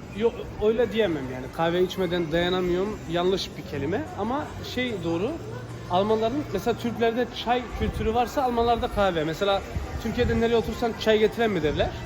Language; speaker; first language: Turkish; early bilingual, heritage; Turkish